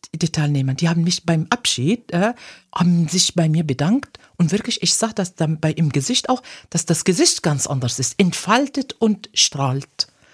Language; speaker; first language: German; non-native, fluent; Arabic